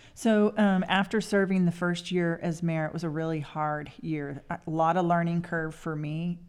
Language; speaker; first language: English; native; English